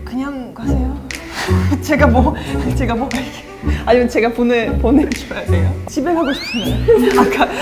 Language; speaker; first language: Korean; non-native, fluent; Russian